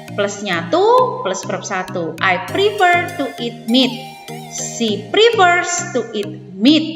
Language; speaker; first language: English; non-native, fluent; Indonesian